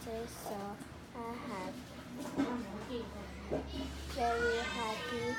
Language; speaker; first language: English; non-native, learner; Chinese